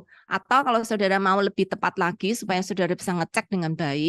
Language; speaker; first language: Indonesian; native; Indonesian